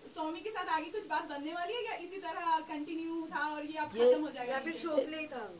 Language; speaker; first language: Hindi; native; Hindi